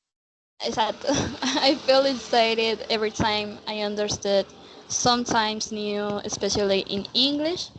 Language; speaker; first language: English; non-native, learner; Spanish